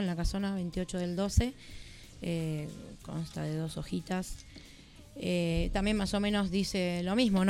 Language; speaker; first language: Spanish; native; Spanish